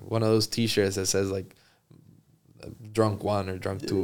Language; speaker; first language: English; early bilingual, other home language; Spanish